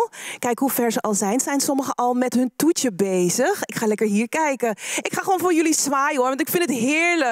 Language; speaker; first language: Dutch; native; Dutch